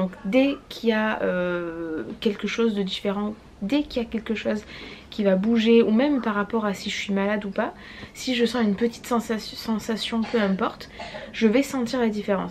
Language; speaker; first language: French; native; French